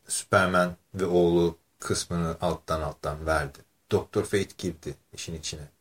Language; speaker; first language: Turkish; native; Turkish